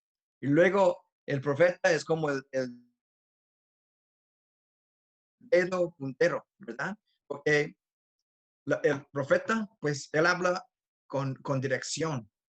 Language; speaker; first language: Spanish; non-native, fluent; English